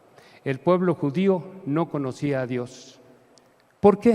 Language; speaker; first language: Spanish; native; Spanish